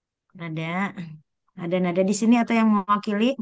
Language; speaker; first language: Indonesian; native; Indonesian